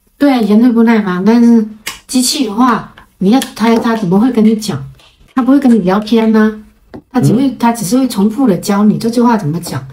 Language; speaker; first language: Chinese; native; Chinese